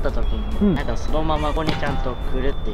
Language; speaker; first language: Japanese; native; Japanese